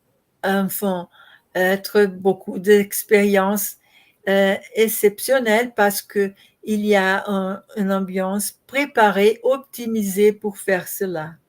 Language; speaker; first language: French; non-native, learner; Portuguese